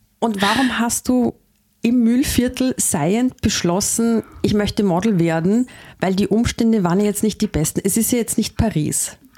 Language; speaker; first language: German; native; German